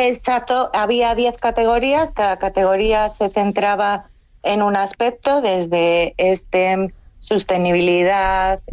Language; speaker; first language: Spanish; native; Spanish